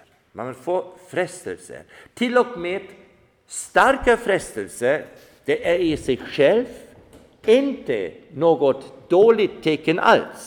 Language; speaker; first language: Swedish; non-native, fluent; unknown